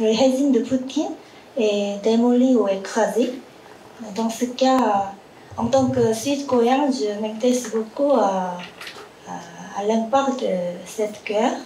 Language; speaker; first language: French; non-native, fluent; Korean